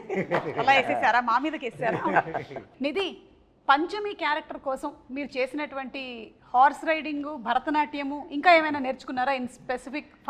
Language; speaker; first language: Telugu; native; Telugu